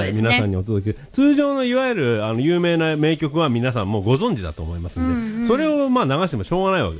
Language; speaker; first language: Japanese; native; Japanese